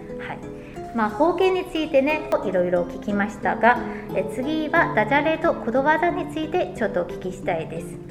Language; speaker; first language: Japanese; non-native, fluent; Chinese